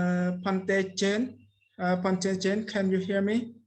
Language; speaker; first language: English; non-native, learner; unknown